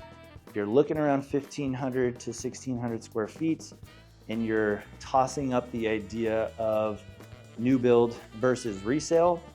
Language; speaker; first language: English; native; English